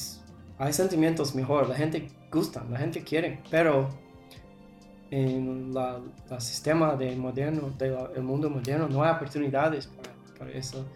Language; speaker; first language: Spanish; non-native, learner; English